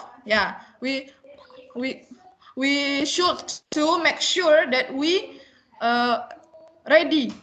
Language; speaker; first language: English; non-native, learner; Indonesian